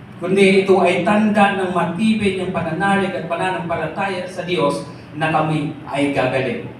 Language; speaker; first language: Filipino; non-native, local second language; Masbatenyo